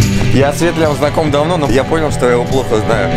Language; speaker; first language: Russian; native; Russian